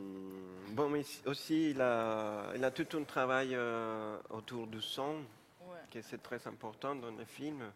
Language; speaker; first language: French; non-native, fluent; Spanish